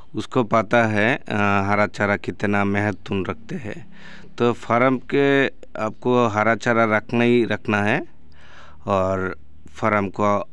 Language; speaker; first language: Hindi; non-native, local second language; Bangla